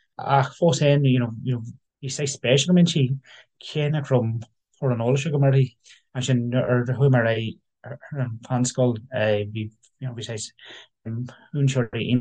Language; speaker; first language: Irish; non-native, local second language; English